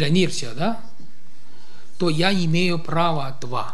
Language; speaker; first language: Russian; non-native, learner; Chinese